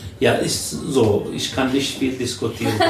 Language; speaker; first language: German; non-native, learner; Turkish